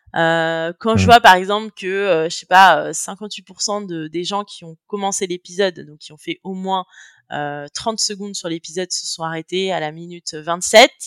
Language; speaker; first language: French; native; French